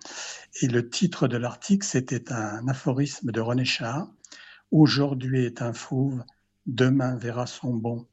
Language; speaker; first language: French; native; French